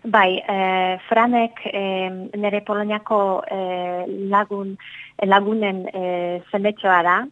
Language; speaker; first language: Basque; non-native, learner; Polish